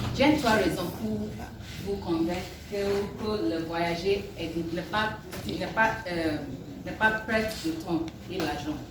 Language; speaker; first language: French; non-native, learner; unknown